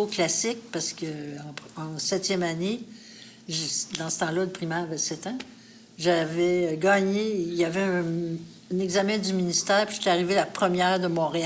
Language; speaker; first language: French; native; French